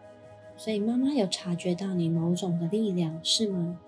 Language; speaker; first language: Chinese; native; Chinese